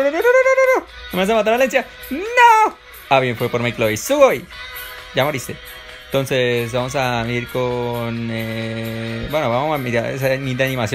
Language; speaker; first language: Spanish; native; Spanish